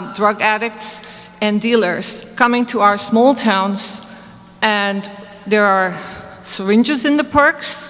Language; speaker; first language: English; non-native, fluent; Dutch